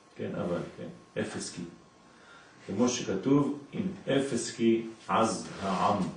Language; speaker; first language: Hebrew; non-native, fluent; French